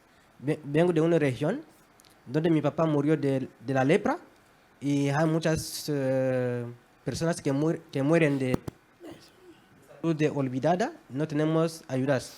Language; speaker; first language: Spanish; non-native, fluent; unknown